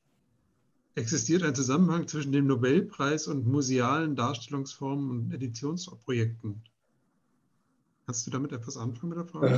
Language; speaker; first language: German; native; German